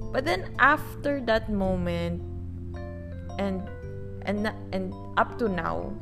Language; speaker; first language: English; non-native, local second language; Filipino